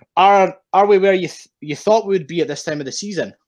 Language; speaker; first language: English; native; English